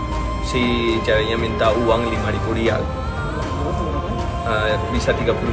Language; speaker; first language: Indonesian; non-native, fluent; Hindi